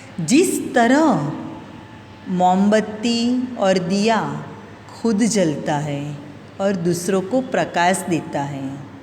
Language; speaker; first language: Hindi; non-native, local second language; Gujarati